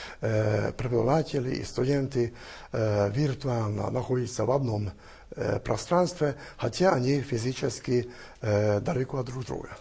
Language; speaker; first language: Russian; non-native, fluent; Hungarian